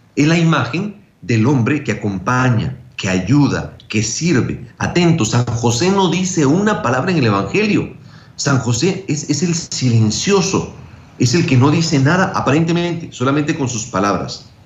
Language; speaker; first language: Spanish; native; Spanish